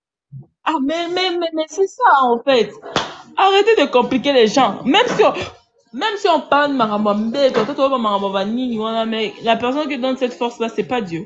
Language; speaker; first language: French; non-native, local second language; Lingala